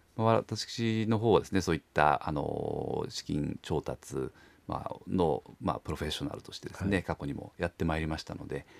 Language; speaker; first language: Japanese; native; Japanese